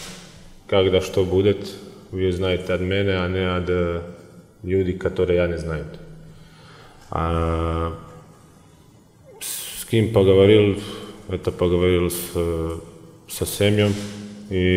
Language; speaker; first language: Russian; non-native, fluent; Croatian